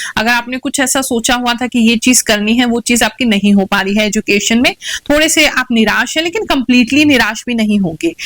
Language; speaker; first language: Hindi; native; Hindi